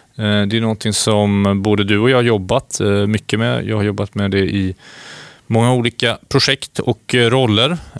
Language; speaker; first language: Swedish; native; Swedish